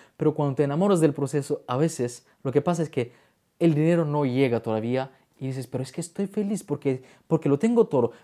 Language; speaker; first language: Spanish; non-native, fluent; Bulgarian